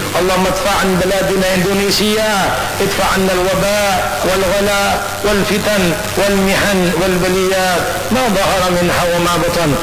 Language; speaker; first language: Arabic; non-native, fluent; Indonesian